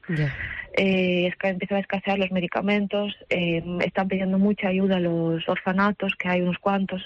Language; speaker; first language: Spanish; non-native, fluent; Russian